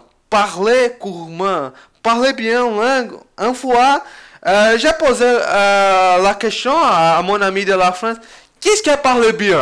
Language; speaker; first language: French; non-native, learner; Portuguese